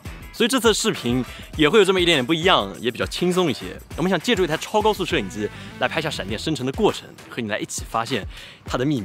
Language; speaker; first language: Chinese; native; Chinese